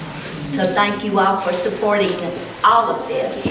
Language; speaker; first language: English; native; English